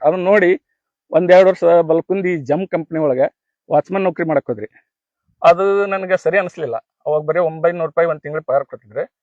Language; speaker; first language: Kannada; native; Kannada